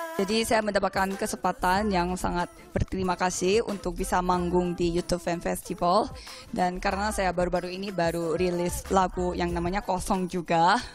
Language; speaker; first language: Indonesian; non-native, fluent; Korean